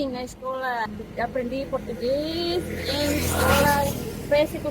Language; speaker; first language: Portuguese; non-native, learner; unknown